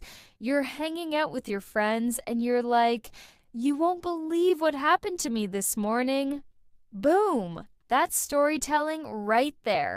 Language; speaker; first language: English; non-native, fluent; Spanish